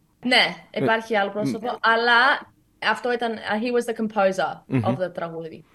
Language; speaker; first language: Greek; early bilingual, heritage; Greek